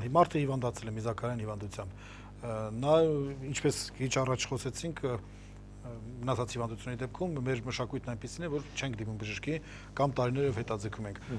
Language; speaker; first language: Armenian; native; Armenian